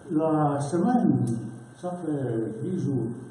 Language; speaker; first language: French; non-native, learner; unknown